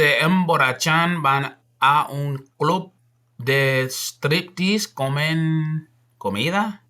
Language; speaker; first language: Spanish; non-native, learner; English